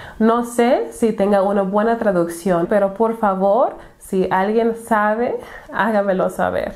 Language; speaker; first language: Spanish; non-native, fluent; English